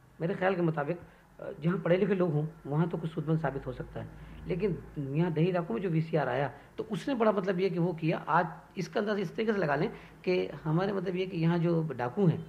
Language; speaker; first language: Urdu; non-native, local second language; Sindhi